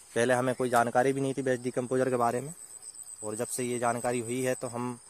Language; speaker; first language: Hindi; native; Hindi